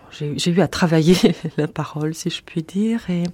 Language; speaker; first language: French; native; French